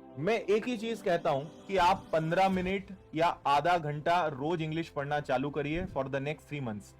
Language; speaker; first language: Hindi; native; Hindi